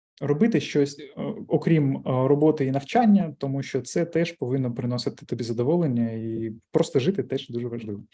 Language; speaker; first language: Ukrainian; non-native, local second language; Russian